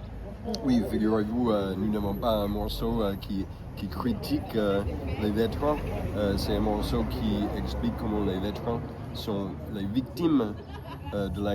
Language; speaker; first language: French; non-native, fluent; English